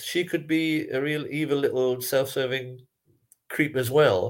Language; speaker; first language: English; native; English